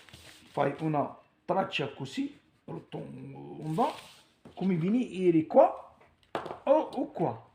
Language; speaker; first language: Italian; non-native, learner; Arabic